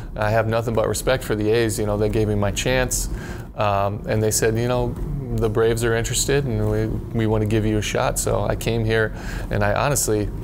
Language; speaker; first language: English; native; English